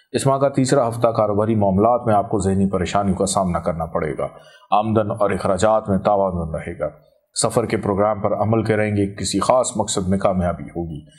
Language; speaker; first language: Urdu; native; Urdu